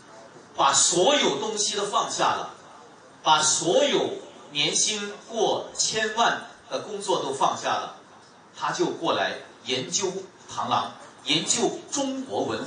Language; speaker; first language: Chinese; native; Chinese